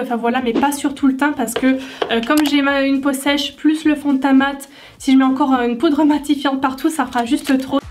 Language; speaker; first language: French; native; French